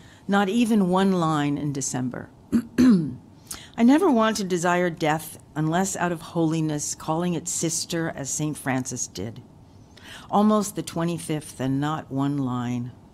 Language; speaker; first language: English; native; English